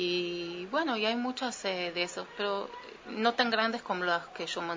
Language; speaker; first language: Spanish; early bilingual, heritage; Spanish